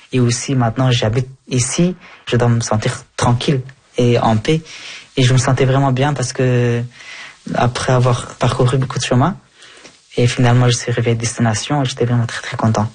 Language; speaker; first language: French; non-native, fluent; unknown